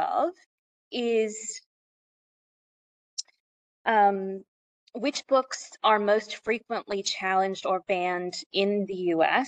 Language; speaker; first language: English; native; English